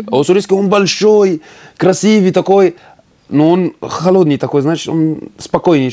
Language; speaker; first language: Russian; non-native, learner; Arabic